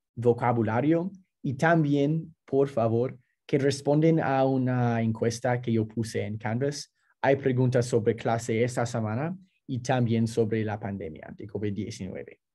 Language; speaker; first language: Spanish; non-native, fluent; English